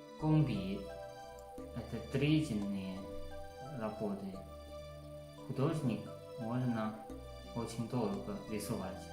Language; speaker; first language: Russian; non-native, learner; Chinese